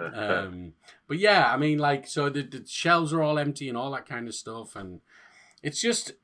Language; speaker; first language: English; native; English